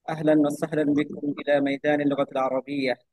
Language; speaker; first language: Arabic; non-native, fluent; Bangla